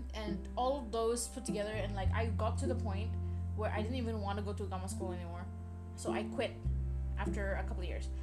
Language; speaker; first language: English; early bilingual, other home language; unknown